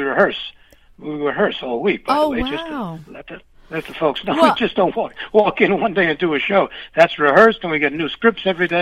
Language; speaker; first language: English; early bilingual, other home language; Spanish